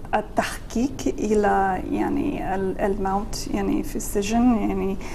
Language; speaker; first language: Arabic; non-native, fluent; English